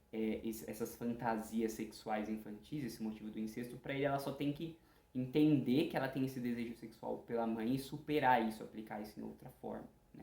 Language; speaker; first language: Portuguese; native; Portuguese